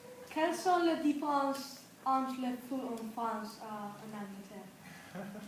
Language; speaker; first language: French; non-native, learner; English